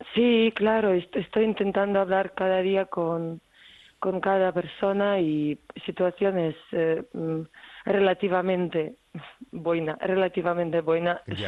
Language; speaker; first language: Spanish; non-native, fluent; Ukrainian